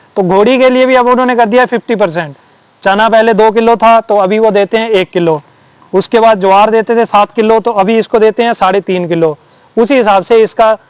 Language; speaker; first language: Hindi; native; Hindi